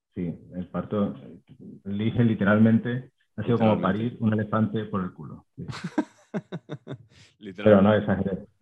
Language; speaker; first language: Spanish; native; Spanish